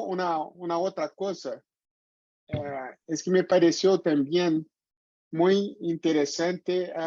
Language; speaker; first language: Spanish; non-native, fluent; Portuguese